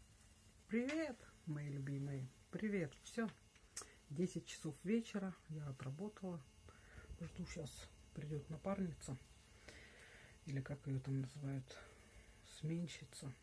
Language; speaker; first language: Russian; native; Russian